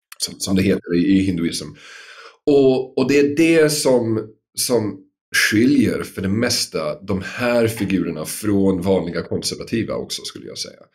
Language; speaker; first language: Swedish; non-native, fluent; English